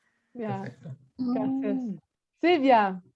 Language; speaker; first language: Spanish; non-native, fluent; German